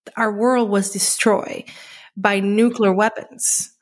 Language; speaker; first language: English; non-native, fluent; Spanish